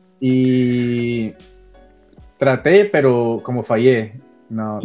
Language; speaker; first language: Spanish; early bilingual, heritage; Spanish